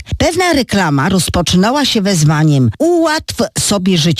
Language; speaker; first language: Polish; native; Polish